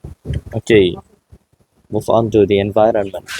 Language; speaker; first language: English; non-native, fluent; Indonesian